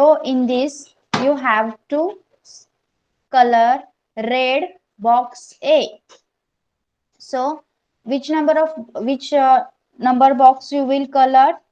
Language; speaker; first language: English; non-native, local second language; Marathi